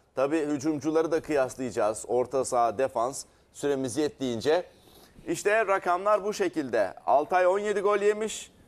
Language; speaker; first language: Turkish; native; Turkish